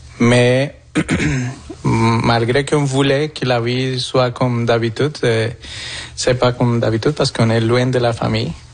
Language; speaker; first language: French; non-native, fluent; Spanish